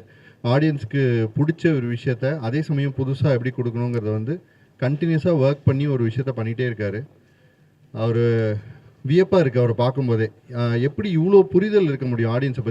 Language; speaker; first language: Tamil; native; Tamil